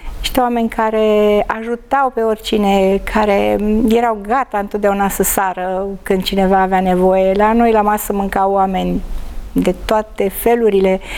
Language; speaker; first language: Romanian; native; Romanian